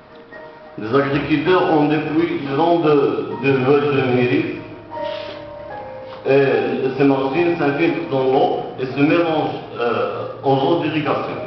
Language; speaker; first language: French; non-native, local second language; Arabic